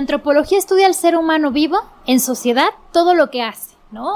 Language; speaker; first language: Spanish; native; Spanish